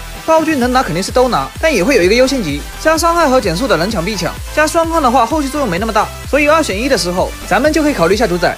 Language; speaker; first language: Chinese; native; Chinese